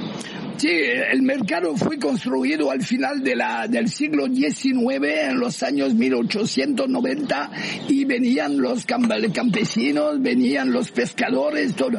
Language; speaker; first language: Spanish; non-native, fluent; French